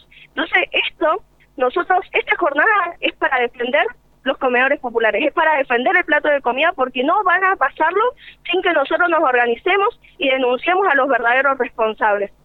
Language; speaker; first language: Spanish; native; Spanish